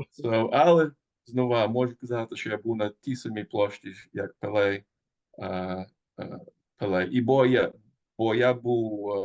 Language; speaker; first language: Ukrainian; early bilingual, heritage; Ukrainian